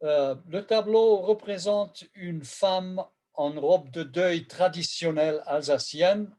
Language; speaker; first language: French; non-native, fluent; Hungarian